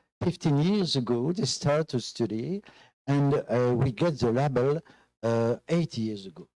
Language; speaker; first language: English; non-native, fluent; French